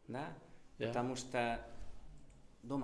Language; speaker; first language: Russian; non-native, fluent; Spanish